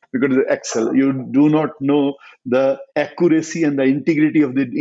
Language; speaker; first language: English; non-native, local second language; Hindi